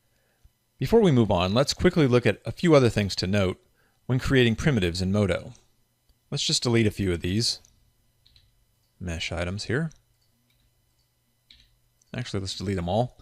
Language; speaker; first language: English; native; English